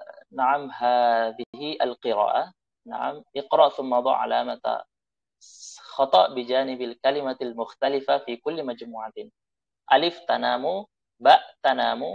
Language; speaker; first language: Arabic; non-native, fluent; Indonesian